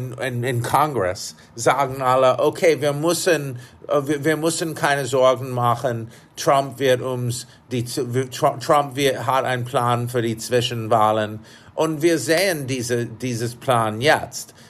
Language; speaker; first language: German; non-native, fluent; English